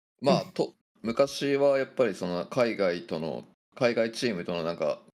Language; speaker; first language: Japanese; native; Japanese